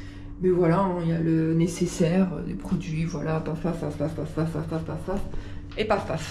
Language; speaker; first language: French; native; French